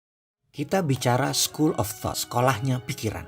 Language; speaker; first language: Indonesian; native; Indonesian